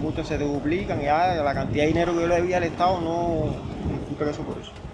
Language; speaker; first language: Spanish; native; Spanish